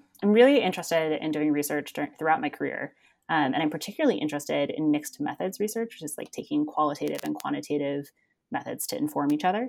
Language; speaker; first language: English; native; English